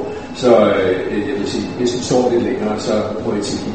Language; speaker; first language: Danish; native; Danish